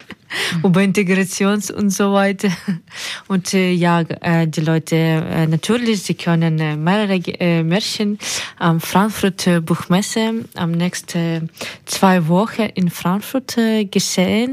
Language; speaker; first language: German; non-native, learner; Ukrainian